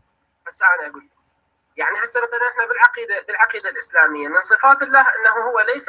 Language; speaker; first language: Arabic; native; Arabic